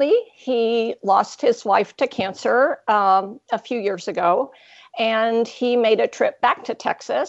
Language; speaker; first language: English; native; English